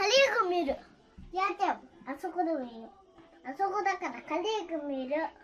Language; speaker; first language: Japanese; native; Japanese